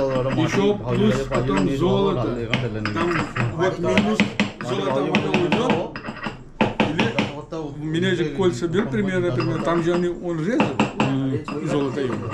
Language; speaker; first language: Russian; non-native, learner; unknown